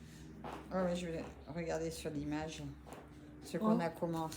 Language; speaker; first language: French; native; French